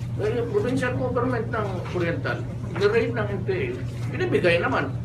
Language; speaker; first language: Filipino; non-native, local second language; Cebuano